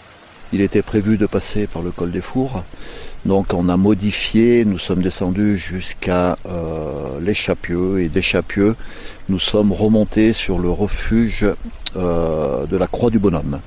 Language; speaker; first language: French; native; French